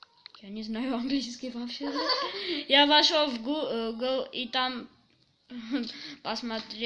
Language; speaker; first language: Russian; early bilingual, heritage; Russian